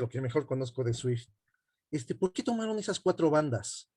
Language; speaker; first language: Spanish; native; Spanish